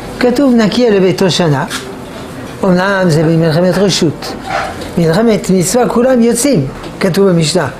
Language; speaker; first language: Hebrew; non-native, fluent; French